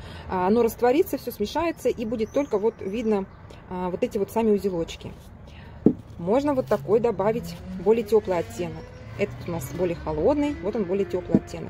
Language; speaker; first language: Russian; native; Russian